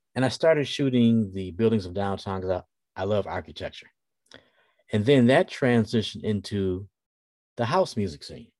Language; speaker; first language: English; native; English